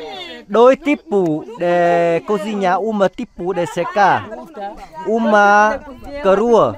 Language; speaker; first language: Portuguese; non-native, learner; Vietnamese